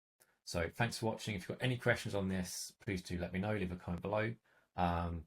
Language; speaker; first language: English; native; English